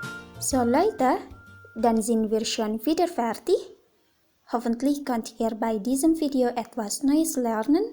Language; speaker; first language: German; non-native, fluent; Indonesian